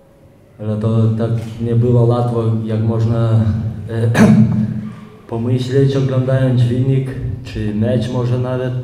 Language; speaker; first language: Polish; non-native, fluent; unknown